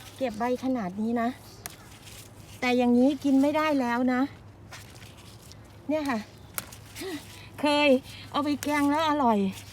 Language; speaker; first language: Thai; native; Thai